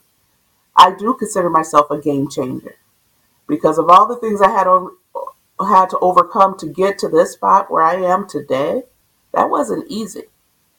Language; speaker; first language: English; native; English